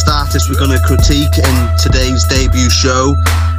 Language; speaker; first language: English; native; English